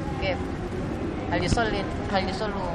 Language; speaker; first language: Arabic; non-native, learner; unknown